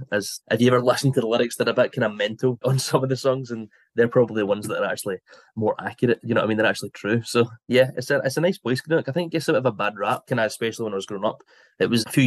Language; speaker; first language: English; native; English